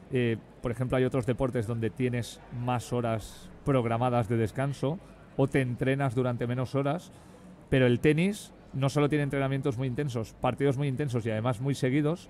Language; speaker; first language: Spanish; native; Spanish